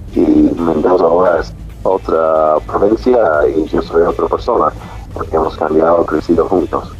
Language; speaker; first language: Spanish; non-native, fluent; English